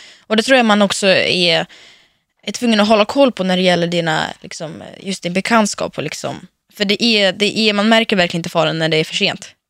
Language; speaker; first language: Swedish; early bilingual, other home language; Russian